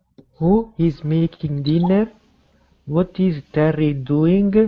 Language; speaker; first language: English; non-native, learner; Italian